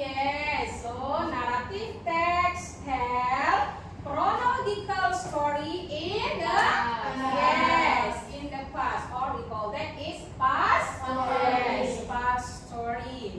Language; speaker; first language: English; non-native, learner; Indonesian